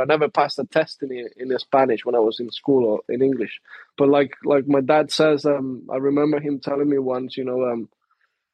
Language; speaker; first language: English; non-native, fluent; Spanish